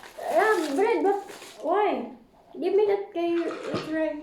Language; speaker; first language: English; non-native, learner; Filipino